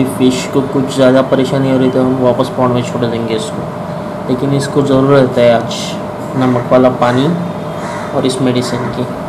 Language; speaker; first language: Hindi; non-native, local second language; Marathi